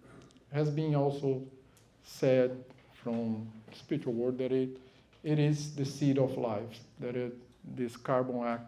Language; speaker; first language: English; non-native, fluent; Portuguese